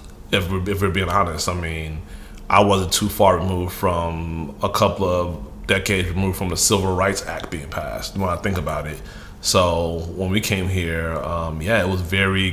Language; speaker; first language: English; early bilingual, other home language; Yoruba